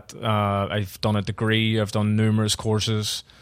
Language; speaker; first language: English; native; English